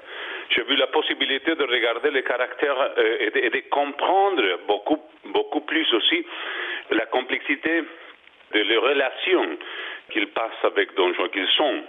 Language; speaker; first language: French; non-native, learner; Spanish